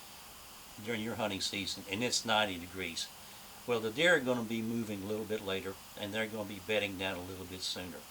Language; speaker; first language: English; native; English